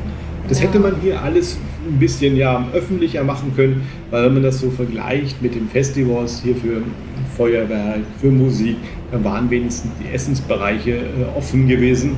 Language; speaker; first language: German; native; German